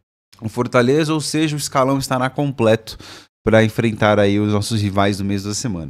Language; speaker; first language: Portuguese; native; Portuguese